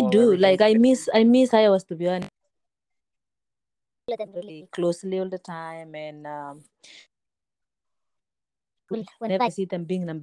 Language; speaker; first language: English; non-native, local second language; Kalenjin